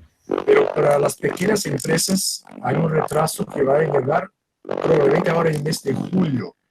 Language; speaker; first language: Spanish; non-native, fluent; Portuguese